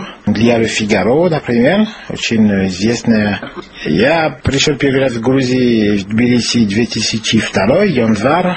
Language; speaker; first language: Russian; non-native, learner; French